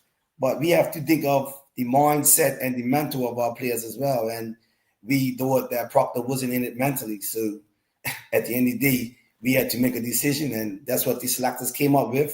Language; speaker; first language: English; native; English